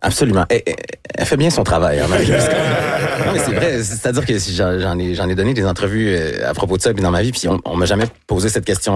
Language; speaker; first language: French; native; French